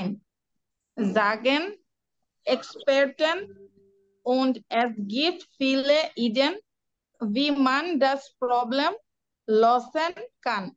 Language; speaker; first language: German; non-native, learner; Bangla